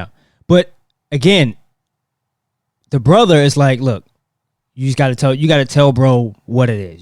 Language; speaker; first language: English; native; English